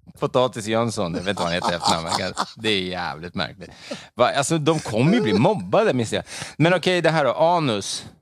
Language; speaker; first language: Swedish; native; Swedish